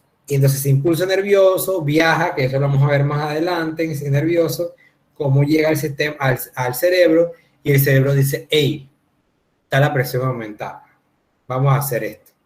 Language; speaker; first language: Spanish; native; Spanish